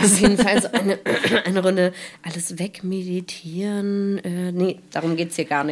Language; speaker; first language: German; native; German